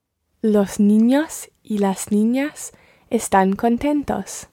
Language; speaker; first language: Spanish; non-native, learner; English